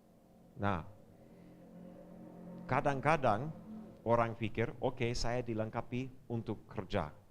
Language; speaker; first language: Indonesian; non-native, fluent; English